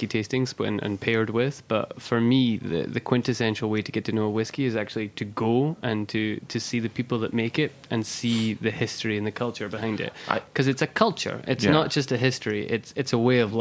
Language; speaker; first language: English; native; English